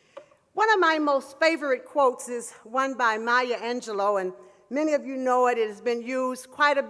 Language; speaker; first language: English; native; English